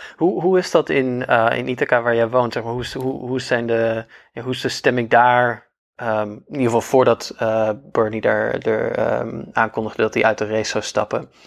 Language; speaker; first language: Dutch; native; Dutch